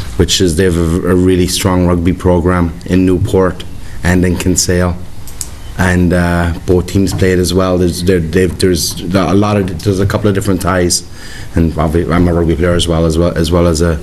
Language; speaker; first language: English; native; English